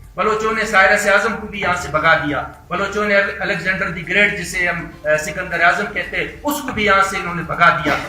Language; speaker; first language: Urdu; non-native, local second language; Baluchi